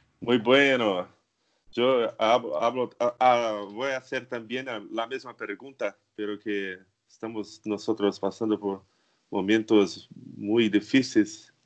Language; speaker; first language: Spanish; non-native, learner; Portuguese